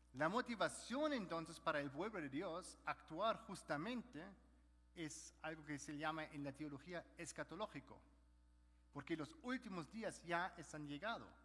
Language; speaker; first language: Spanish; non-native, fluent; German